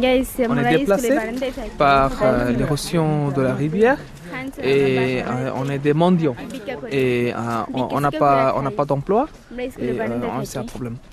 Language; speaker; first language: French; non-native, fluent; Bangla